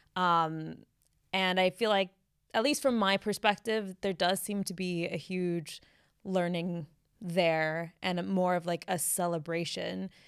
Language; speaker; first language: English; native; English